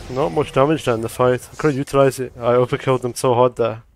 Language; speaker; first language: English; native; English